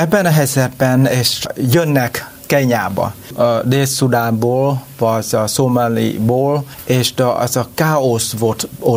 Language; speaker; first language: Hungarian; non-native, learner; Vietnamese